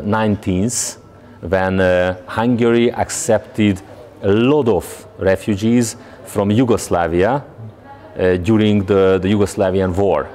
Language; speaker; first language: English; non-native, learner; Hungarian